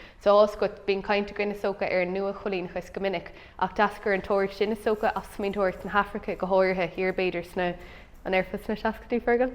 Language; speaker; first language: Irish; non-native, local second language; English